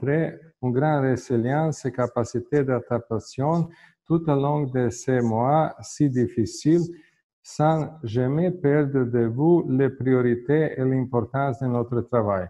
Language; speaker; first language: French; non-native, fluent; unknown